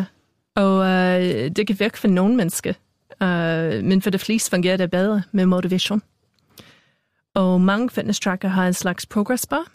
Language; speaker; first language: Danish; non-native, fluent; English